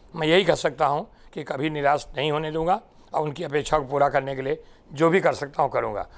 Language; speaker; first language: Hindi; non-native, local second language; Marathi